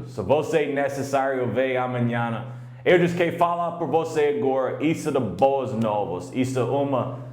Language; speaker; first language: Portuguese; non-native, learner; English